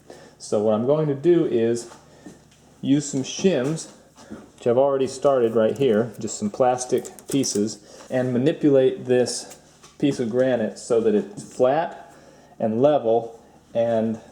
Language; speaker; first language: English; native; English